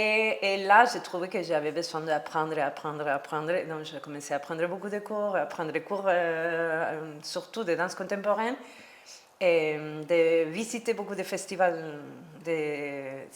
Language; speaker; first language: French; non-native, learner; Spanish